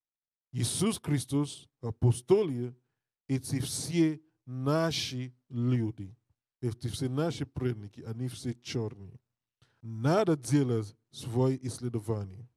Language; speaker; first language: Russian; non-native, learner; English